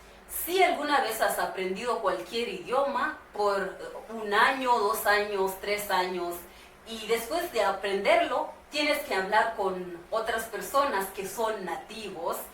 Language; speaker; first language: Spanish; non-native, learner; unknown